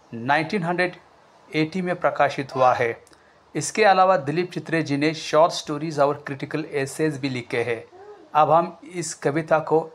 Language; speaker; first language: Hindi; non-native, local second language; Marathi